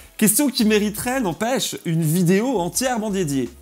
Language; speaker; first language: French; native; French